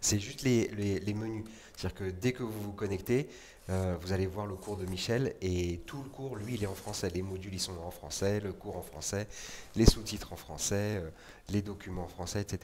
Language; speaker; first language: French; native; French